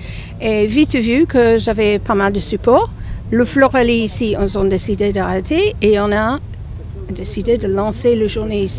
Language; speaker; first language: French; non-native, fluent; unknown